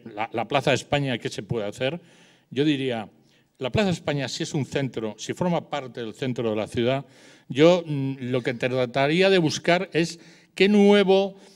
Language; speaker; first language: Spanish; native; Spanish